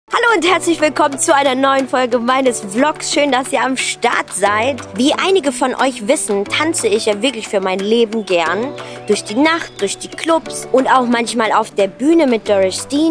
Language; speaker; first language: German; native; German